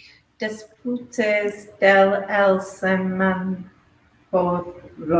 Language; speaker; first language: Spanish; non-native, learner; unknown